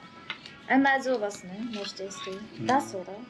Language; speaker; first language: German; non-native, learner; Japanese